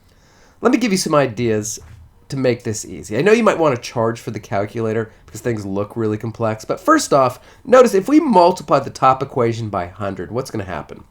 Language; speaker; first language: English; native; English